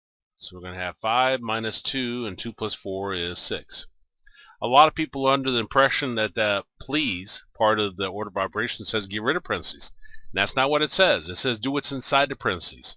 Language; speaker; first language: English; native; English